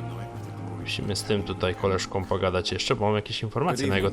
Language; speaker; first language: Polish; native; Polish